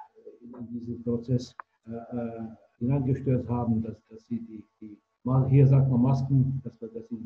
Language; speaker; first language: German; non-native, fluent; Czech